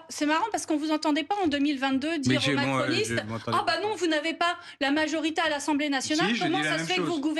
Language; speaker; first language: French; native; French